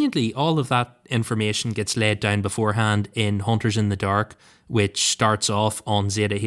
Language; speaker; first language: English; native; English